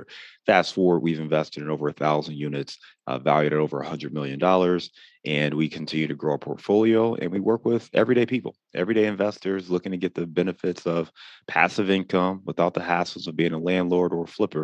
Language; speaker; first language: English; native; English